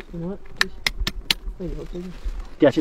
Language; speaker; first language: French; non-native, learner; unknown